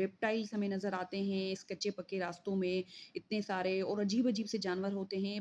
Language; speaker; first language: Urdu; non-native, local second language; Sindhi